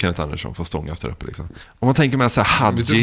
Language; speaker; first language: Swedish; native; Swedish